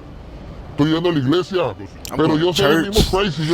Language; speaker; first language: Spanish; native; Spanish